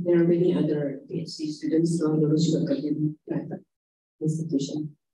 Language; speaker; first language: English; non-native, fluent; Indonesian